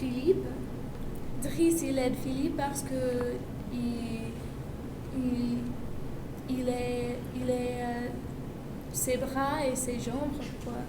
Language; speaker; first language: French; non-native, learner; English